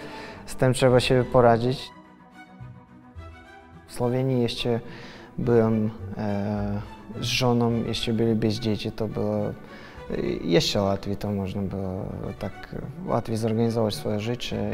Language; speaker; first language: Polish; non-native, learner; Russian